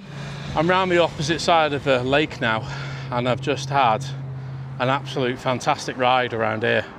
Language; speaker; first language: English; native; English